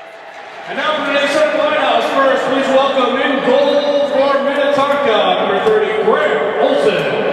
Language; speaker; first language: English; native; English